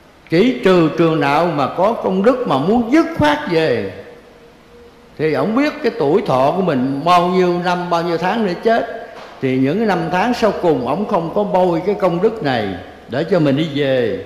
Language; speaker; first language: Vietnamese; native; Vietnamese